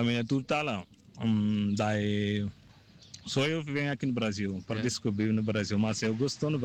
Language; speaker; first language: Portuguese; non-native, learner; Wolof